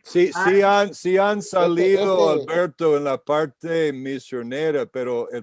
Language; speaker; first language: Spanish; non-native, fluent; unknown